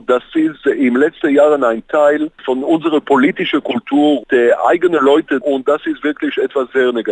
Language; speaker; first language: German; non-native, fluent; Hebrew